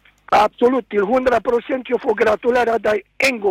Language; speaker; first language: Swedish; non-native, fluent; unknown